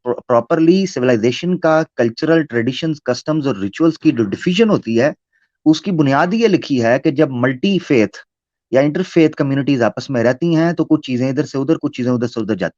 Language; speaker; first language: Hindi; native; Hindi